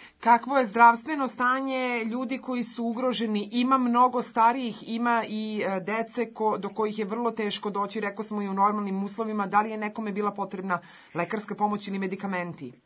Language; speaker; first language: Serbian; native; Serbian